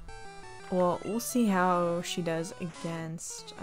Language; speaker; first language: English; native; English